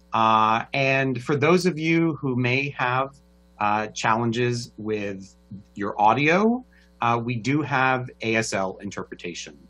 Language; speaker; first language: English; native; English